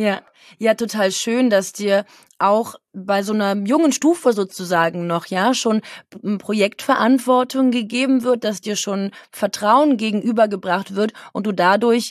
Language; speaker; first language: German; native; German